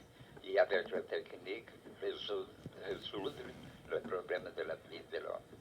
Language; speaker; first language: French; non-native, fluent; Portuguese